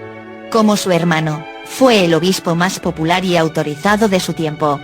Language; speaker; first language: Spanish; native; Spanish